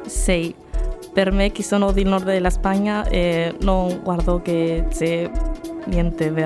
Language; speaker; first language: Italian; non-native, learner; Spanish